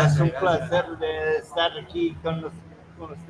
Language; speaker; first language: Spanish; non-native, learner; English